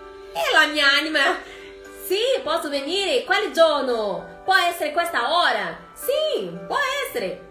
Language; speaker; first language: Italian; non-native, fluent; Portuguese